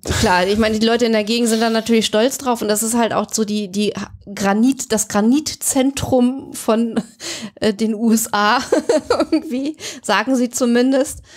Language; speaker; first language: German; native; German